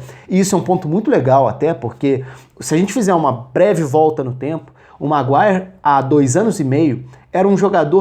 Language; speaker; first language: Portuguese; native; Portuguese